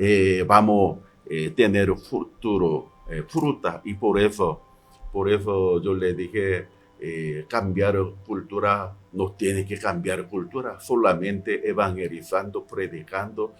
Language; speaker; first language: Spanish; non-native, learner; Korean